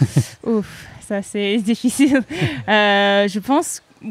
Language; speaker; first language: French; non-native, fluent; English